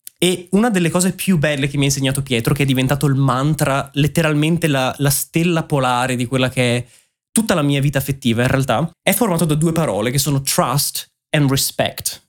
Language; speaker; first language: Italian; native; Italian